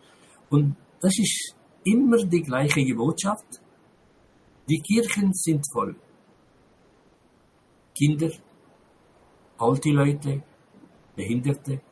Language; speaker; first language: German; non-native, fluent; Arabic